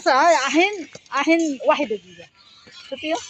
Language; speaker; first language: Arabic; non-native, learner; Filipino